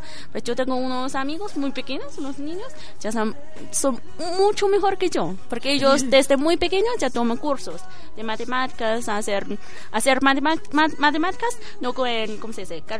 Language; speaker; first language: Spanish; non-native, learner; Chinese